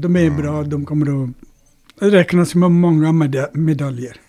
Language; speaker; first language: Swedish; non-native, fluent; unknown